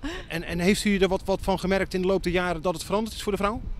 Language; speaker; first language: Dutch; native; Dutch